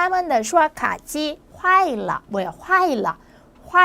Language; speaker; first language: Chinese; non-native, fluent; Korean